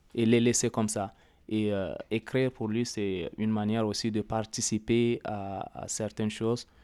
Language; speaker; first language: French; non-native, local second language; Arabic